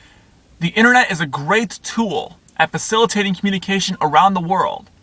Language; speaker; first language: English; native; English